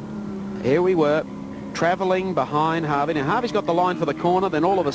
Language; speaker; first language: English; native; English